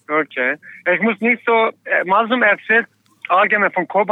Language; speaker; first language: German; non-native, learner; Kurdish